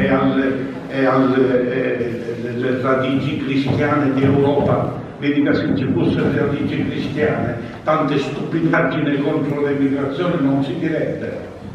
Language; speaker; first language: Italian; native; Italian